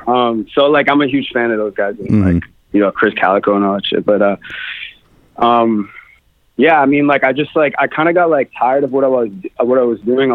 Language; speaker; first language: English; native; English